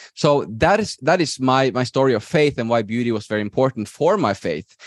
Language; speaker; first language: English; non-native, fluent; Norwegian